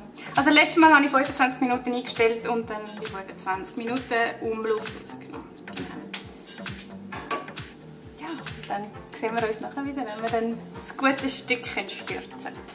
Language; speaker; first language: German; native; German